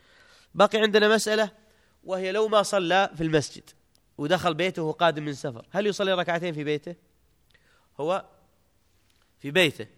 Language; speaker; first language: Arabic; native; Arabic